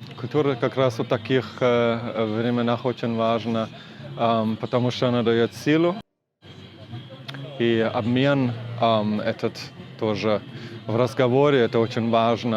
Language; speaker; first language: Russian; non-native, fluent; German